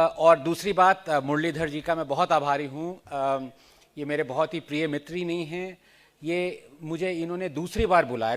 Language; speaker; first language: Hindi; non-native, local second language; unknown